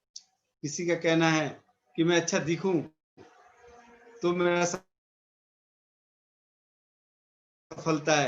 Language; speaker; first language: Hindi; native; Hindi